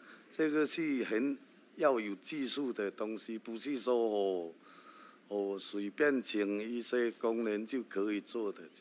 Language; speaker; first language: Chinese; early bilingual, heritage; Chinese